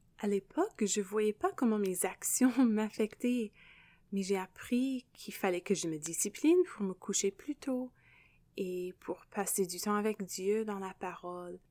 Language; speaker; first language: French; non-native, local second language; English